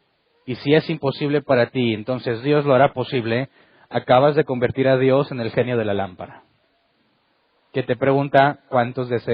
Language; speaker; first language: Spanish; native; Spanish